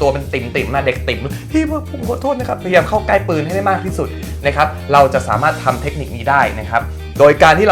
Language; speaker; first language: Thai; native; Thai